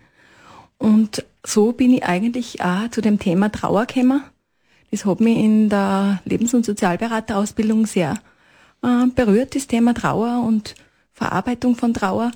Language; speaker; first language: German; native; German